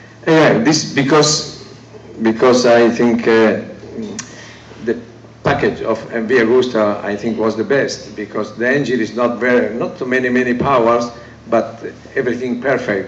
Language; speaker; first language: English; non-native, learner; Italian